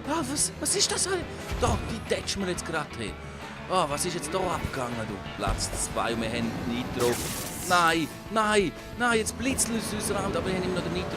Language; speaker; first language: German; native; German